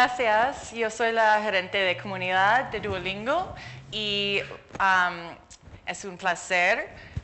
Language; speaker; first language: Spanish; non-native, fluent; English